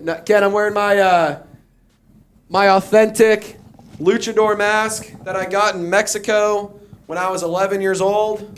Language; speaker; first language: English; native; English